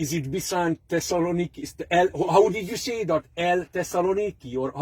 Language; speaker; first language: English; non-native, fluent; Hungarian